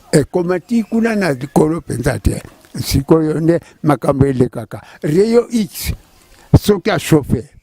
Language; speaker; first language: Lingala; non-native, local second language; Kongo